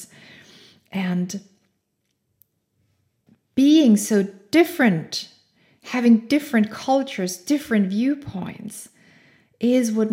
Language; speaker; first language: English; non-native, fluent; German